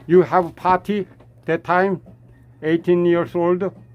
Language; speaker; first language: English; non-native, learner; Korean